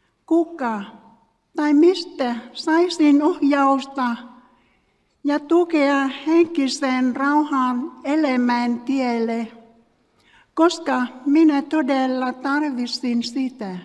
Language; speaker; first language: Finnish; non-native, learner; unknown